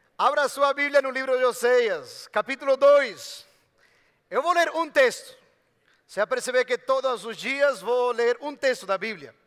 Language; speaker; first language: Portuguese; non-native, fluent; Spanish